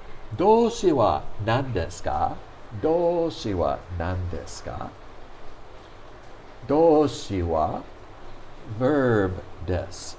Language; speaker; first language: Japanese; non-native, fluent; English